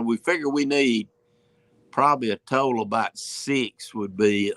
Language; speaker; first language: English; native; English